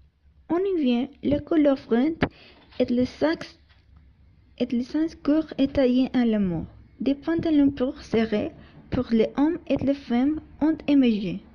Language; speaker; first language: French; non-native, learner; Spanish